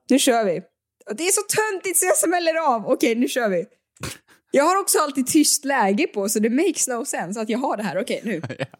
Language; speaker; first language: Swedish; native; Swedish